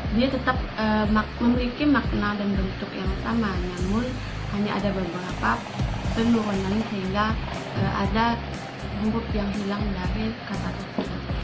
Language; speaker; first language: Indonesian; native; Indonesian